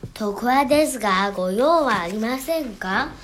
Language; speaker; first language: Japanese; non-native, learner; Chinese